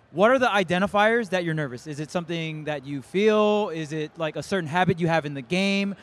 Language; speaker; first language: English; native; English